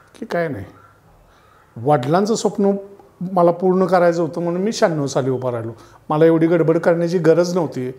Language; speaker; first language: Marathi; native; Marathi